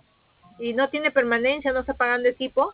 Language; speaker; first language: Spanish; native; Spanish